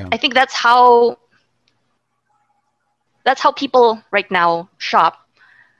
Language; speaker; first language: English; non-native, local second language; Filipino